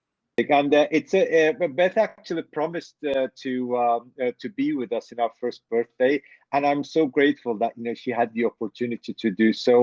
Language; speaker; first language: English; non-native, fluent; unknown